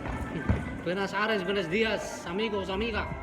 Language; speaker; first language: Spanish; non-native, learner; Filipino